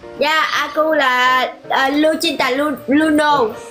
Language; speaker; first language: Indonesian; non-native, learner; Vietnamese